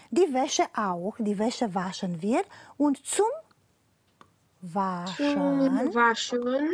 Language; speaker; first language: German; non-native, fluent; Romanian